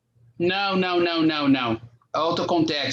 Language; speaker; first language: Portuguese; non-native, fluent; English